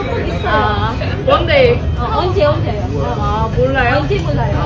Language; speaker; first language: Korean; non-native, learner; Indonesian